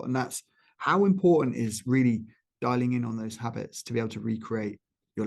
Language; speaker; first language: English; native; English